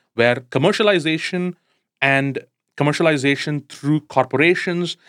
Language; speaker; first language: English; non-native, local second language; Tamil